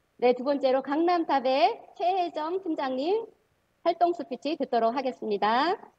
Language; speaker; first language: Korean; native; Korean